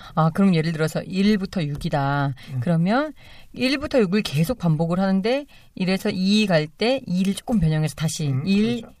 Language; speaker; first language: Korean; native; Korean